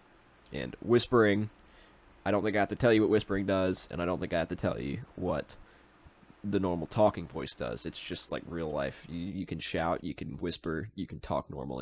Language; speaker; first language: English; native; English